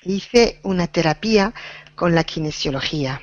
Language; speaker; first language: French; non-native, fluent; Spanish